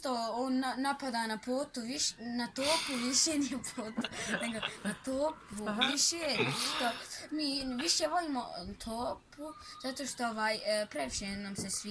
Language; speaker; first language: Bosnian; early bilingual, heritage; Bosnian